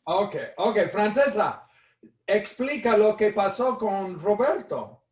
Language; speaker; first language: Spanish; non-native, fluent; English